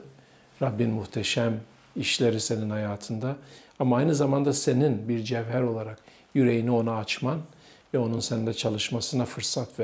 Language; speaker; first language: Turkish; native; Turkish